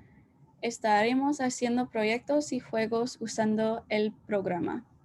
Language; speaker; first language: Spanish; early bilingual, heritage; Spanish